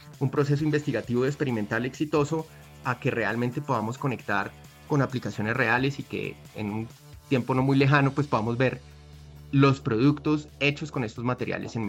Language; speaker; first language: Spanish; native; Spanish